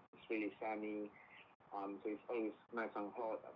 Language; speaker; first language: English; non-native, fluent; Spanish